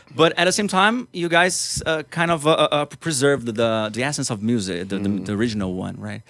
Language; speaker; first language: English; non-native, fluent; Portuguese